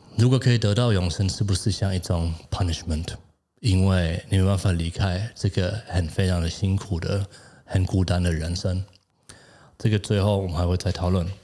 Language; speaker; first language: Chinese; non-native, fluent; German